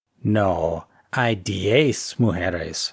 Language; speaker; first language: Spanish; non-native, fluent; English